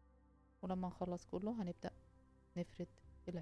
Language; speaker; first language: Arabic; native; Arabic